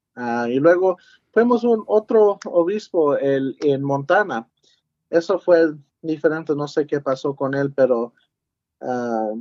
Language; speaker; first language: Spanish; early bilingual, heritage; Spanish